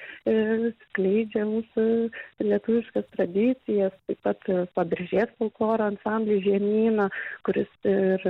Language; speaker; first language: Lithuanian; native; Lithuanian